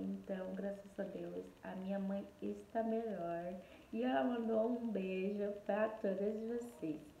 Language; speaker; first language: Portuguese; non-native, fluent; Haitian Creole